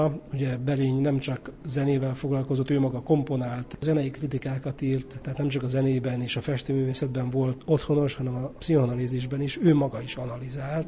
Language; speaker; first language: Hungarian; native; Hungarian